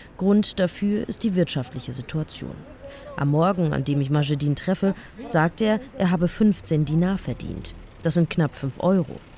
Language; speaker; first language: German; native; German